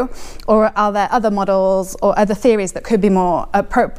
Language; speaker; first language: English; native; English